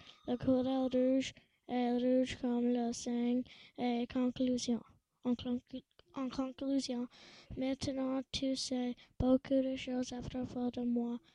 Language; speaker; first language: French; early bilingual, other home language; English